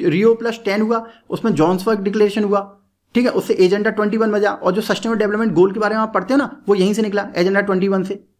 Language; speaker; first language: Hindi; native; Hindi